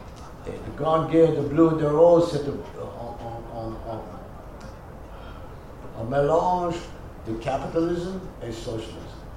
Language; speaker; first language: French; non-native, fluent; English